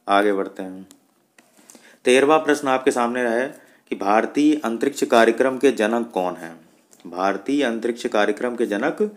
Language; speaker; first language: Hindi; native; Hindi